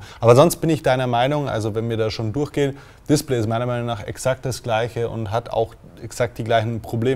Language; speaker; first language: German; native; German